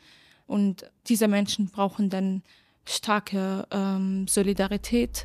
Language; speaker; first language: German; non-native, fluent; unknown